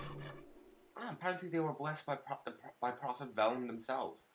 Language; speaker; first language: English; native; English